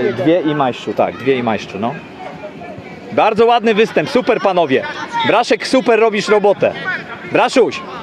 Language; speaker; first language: Polish; native; Polish